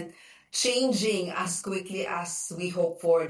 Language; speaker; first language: English; non-native, local second language; Filipino